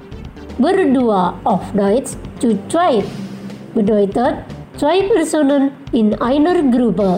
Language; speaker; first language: German; non-native, fluent; Indonesian